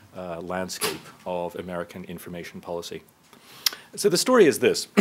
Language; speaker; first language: English; native; English